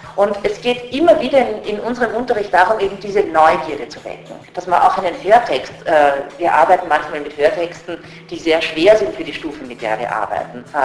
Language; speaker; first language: German; native; German